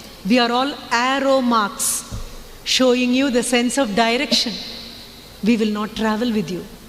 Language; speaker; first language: English; non-native, local second language; Tamil